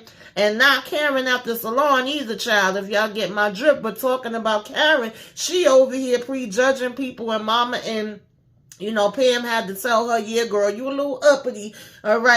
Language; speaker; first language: English; native; English